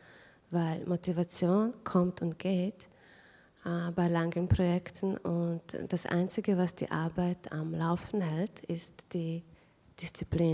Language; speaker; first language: German; non-native, fluent; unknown